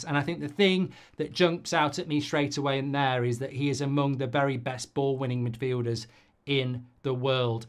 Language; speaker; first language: English; native; English